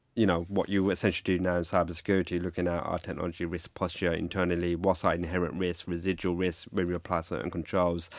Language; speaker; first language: English; native; English